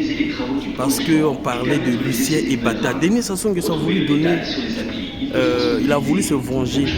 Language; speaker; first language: French; non-native, local second language; Lingala